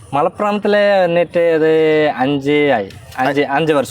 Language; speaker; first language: Malayalam; non-native, fluent; Bangla